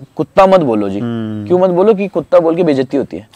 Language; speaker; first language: Hindi; native; Hindi